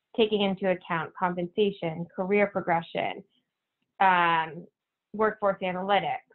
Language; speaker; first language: English; native; English